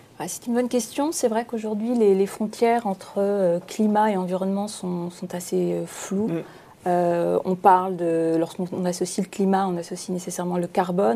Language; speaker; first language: French; native; French